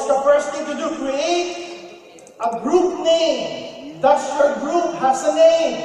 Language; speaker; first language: English; non-native, local second language; Filipino